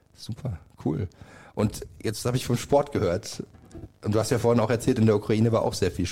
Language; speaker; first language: German; native; German